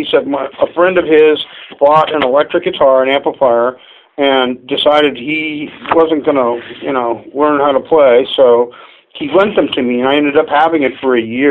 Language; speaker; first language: English; native; English